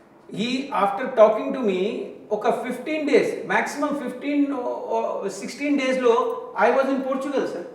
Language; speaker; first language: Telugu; non-native, learner; Hindi